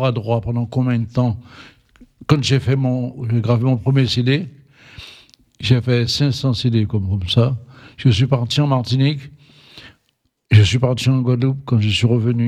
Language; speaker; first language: French; native; French